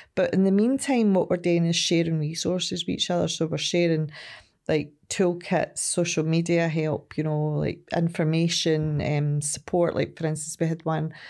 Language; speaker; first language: English; native; English